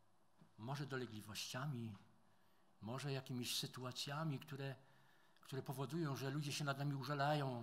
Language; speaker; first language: Polish; native; Polish